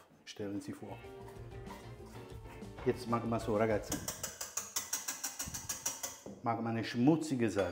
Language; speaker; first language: German; non-native, fluent; Italian